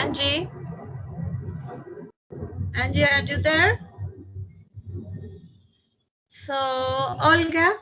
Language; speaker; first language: English; non-native, fluent; Spanish